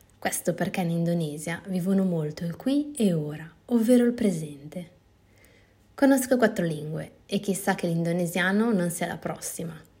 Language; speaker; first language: Italian; native; Italian